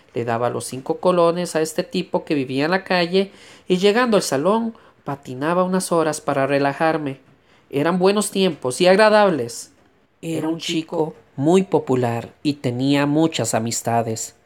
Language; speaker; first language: Spanish; native; Spanish